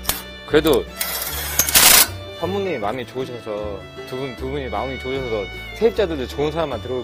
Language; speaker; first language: Korean; native; Korean